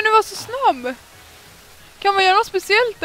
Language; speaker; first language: Swedish; native; Swedish